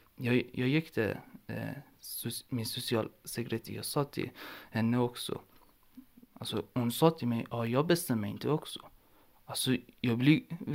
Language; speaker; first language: Swedish; non-native, learner; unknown